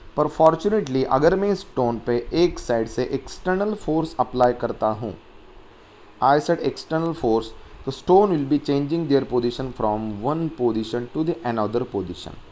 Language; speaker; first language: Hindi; non-native, local second language; Marathi